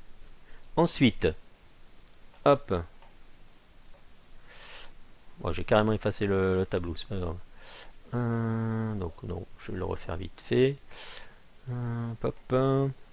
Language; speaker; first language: French; native; French